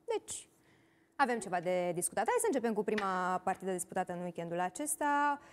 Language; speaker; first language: Romanian; native; Romanian